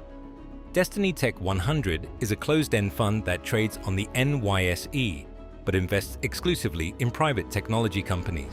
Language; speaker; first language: English; native; English